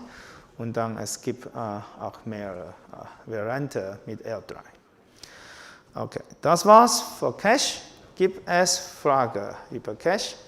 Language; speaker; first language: German; non-native, learner; Chinese